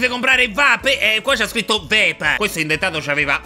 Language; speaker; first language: Italian; native; Italian